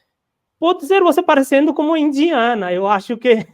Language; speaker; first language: Portuguese; non-native, learner; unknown